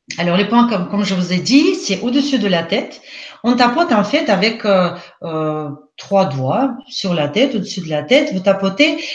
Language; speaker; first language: French; non-native, fluent; Russian